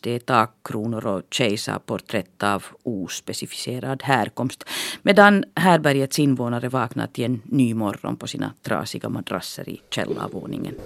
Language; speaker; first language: Swedish; native; Swedish